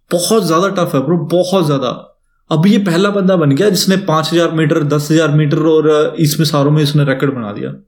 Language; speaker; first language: Hindi; native; Hindi